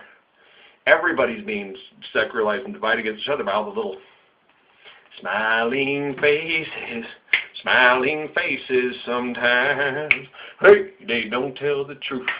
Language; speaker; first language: English; native; English